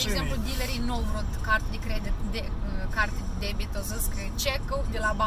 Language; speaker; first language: Romanian; native; Romanian